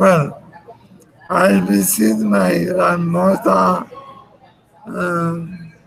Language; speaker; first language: English; non-native, learner; Spanish